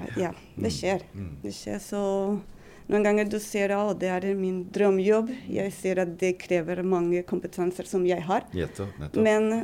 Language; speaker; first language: Norwegian; non-native, fluent; Spanish